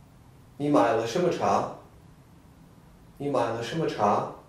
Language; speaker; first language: Chinese; non-native, fluent; Czech